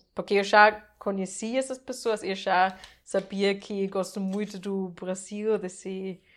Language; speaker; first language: English; non-native, fluent; German